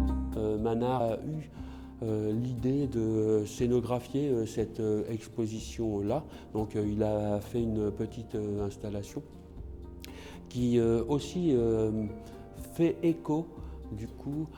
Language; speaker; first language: French; native; French